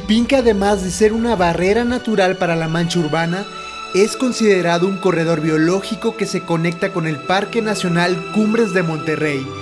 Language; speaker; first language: Spanish; native; Spanish